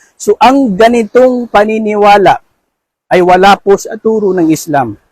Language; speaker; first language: Filipino; non-native, local second language; Maranao